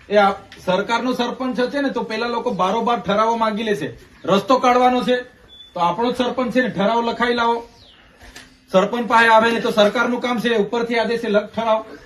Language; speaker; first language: Gujarati; non-native, local second language; Vasavi